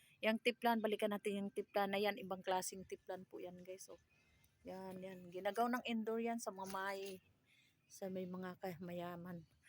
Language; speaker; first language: Filipino; non-native, local second language; Cebuano